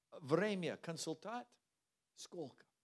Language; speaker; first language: Russian; non-native, learner; English